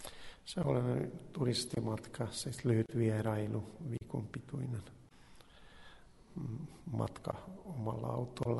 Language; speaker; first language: Finnish; non-native, learner; Hungarian